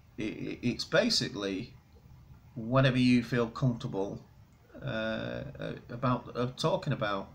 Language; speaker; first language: English; native; English